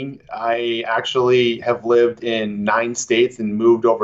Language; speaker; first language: English; native; English